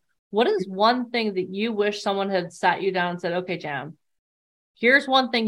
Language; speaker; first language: English; native; English